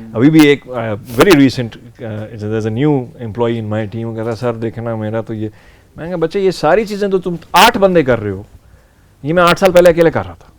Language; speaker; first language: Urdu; native; Urdu